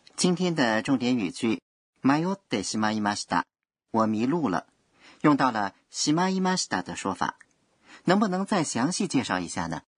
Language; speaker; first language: Chinese; non-native, fluent; Japanese